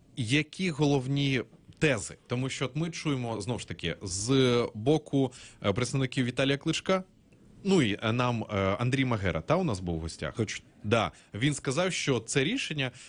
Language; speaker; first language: Ukrainian; native; Ukrainian